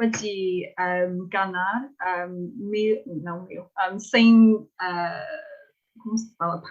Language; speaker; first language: Portuguese; non-native, learner; English